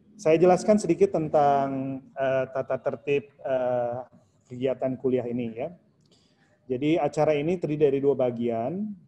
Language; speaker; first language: Indonesian; native; Indonesian